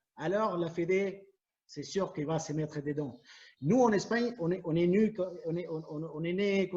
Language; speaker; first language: French; non-native, fluent; Spanish